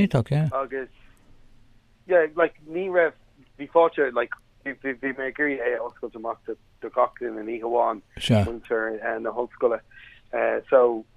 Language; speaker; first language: Irish; non-native, local second language; English